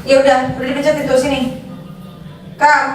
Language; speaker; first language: Indonesian; native; Indonesian